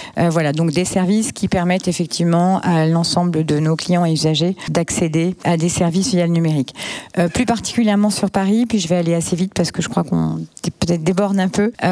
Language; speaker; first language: French; native; French